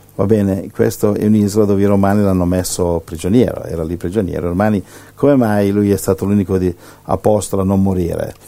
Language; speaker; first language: Italian; native; Italian